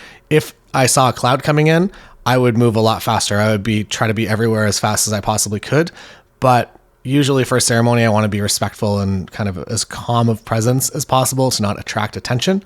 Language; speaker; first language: English; native; English